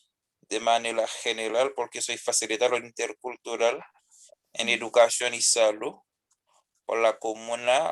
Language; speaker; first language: Spanish; non-native, fluent; Haitian Creole